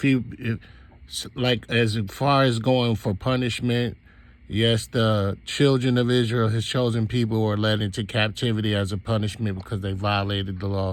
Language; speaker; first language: English; native; English